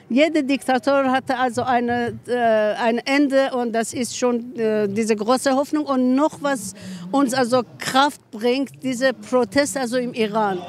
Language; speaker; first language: German; non-native, fluent; Persian